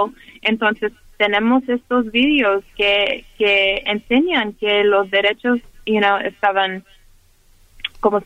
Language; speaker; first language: Spanish; early bilingual, heritage; Spanish